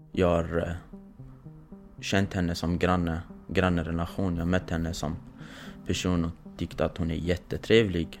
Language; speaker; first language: Swedish; non-native, fluent; Kurdish